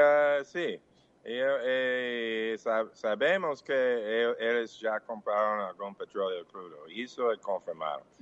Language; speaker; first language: Portuguese; non-native, fluent; English